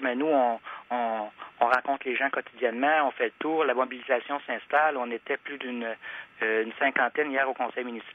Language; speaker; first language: French; native; French